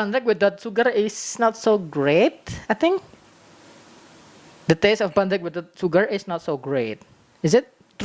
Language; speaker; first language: English; non-native, learner; Indonesian